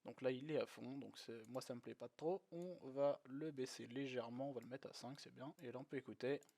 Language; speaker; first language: French; native; French